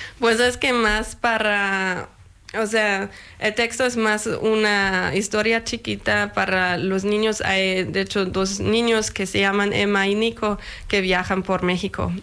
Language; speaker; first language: Spanish; non-native, fluent; German